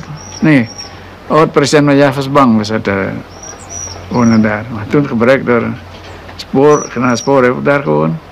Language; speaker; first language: Dutch; non-native, local second language; Indonesian